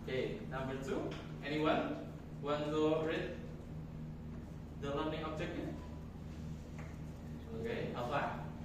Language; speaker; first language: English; non-native, fluent; Indonesian